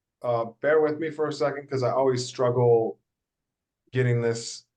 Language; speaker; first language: English; native; English